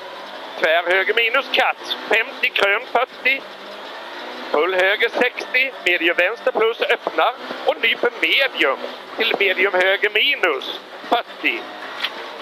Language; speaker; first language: Swedish; native; Swedish